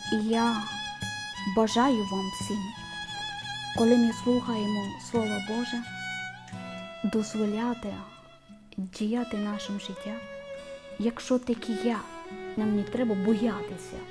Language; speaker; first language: Ukrainian; non-native, learner; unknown